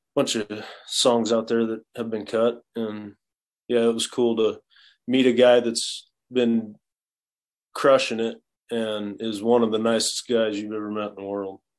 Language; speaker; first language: English; native; English